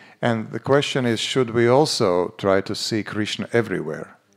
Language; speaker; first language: English; non-native, fluent; Latvian